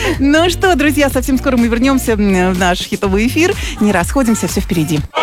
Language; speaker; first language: Russian; native; Russian